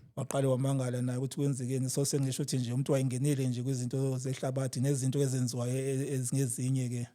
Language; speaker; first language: Zulu; native; Zulu